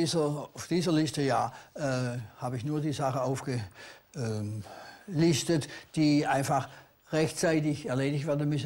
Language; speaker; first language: German; native; German